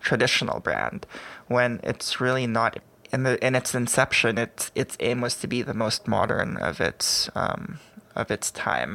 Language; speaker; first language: English; non-native, local second language; Filipino